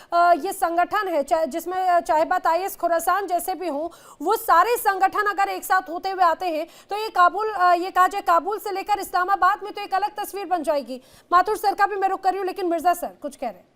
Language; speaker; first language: Hindi; native; Hindi